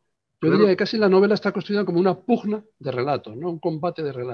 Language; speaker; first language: Spanish; native; Spanish